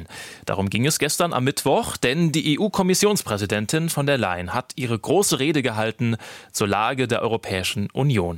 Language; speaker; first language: German; native; German